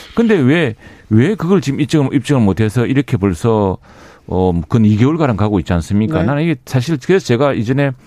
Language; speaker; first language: Korean; native; Korean